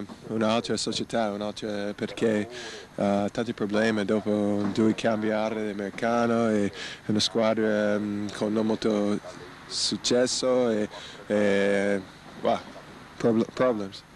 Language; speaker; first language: Italian; non-native, learner; English